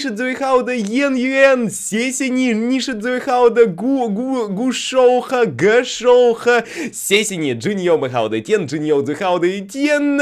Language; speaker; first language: Chinese; non-native, learner; Russian